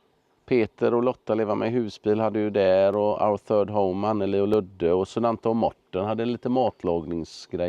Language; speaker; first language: Swedish; native; Swedish